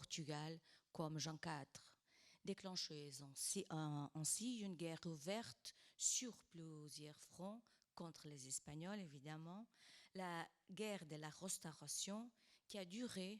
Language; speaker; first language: French; non-native, fluent; Portuguese